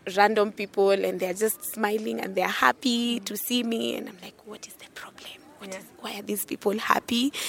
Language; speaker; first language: English; non-native, local second language; Luo (Kenya and Tanzania)